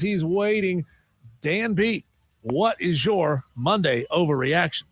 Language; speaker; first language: English; native; English